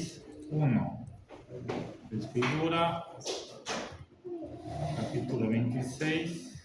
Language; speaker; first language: Spanish; native; Spanish